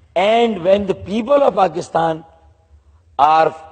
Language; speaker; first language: English; non-native, local second language; Urdu